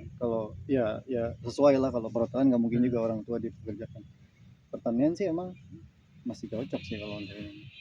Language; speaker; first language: Indonesian; native; Indonesian